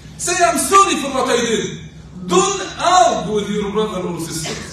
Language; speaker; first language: English; non-native, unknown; Arabic